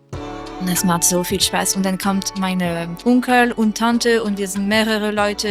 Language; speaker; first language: German; non-native, learner; French